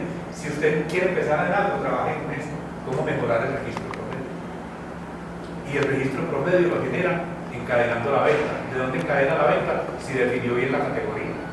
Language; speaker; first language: Spanish; native; Spanish